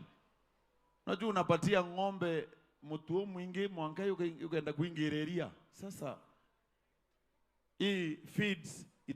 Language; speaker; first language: Swahili; non-native, local second language; Meru